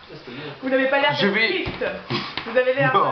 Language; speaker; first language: French; native; French